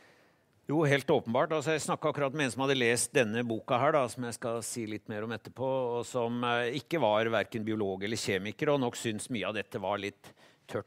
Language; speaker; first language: Norwegian; native; Norwegian